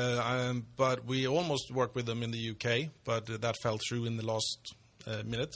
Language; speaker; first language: English; non-native, fluent; Swedish